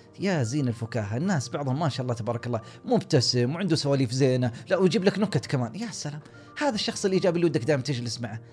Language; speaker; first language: Arabic; native; Arabic